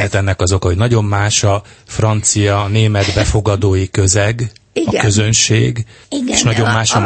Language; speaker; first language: Hungarian; native; Hungarian